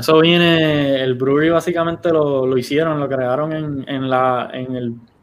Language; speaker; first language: Spanish; early bilingual, heritage; Spanish